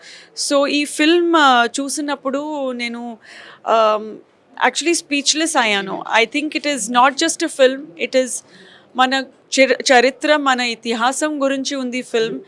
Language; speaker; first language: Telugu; non-native, learner; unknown